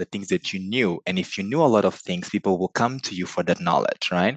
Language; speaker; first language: English; non-native, fluent; Portuguese